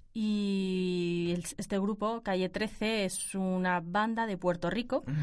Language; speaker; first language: Spanish; native; Spanish